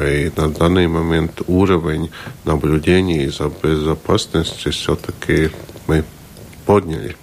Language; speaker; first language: Russian; non-native, local second language; Latvian